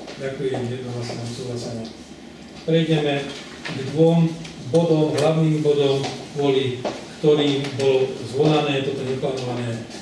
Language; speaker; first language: Slovak; non-native, local second language; Hungarian